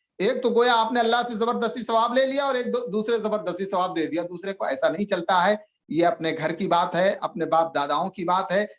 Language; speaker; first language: Urdu; native; Urdu